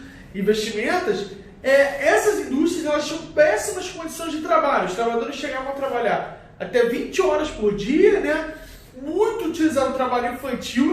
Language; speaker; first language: Portuguese; native; Portuguese